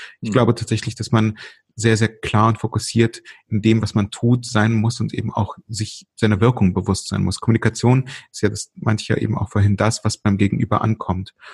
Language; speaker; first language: German; early bilingual, other home language; Russian